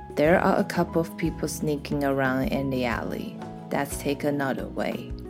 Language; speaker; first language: English; non-native, fluent; Chinese